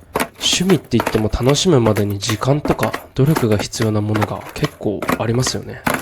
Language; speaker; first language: Japanese; native; Japanese